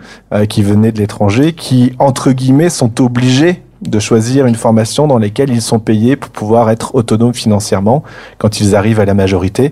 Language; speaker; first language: French; native; French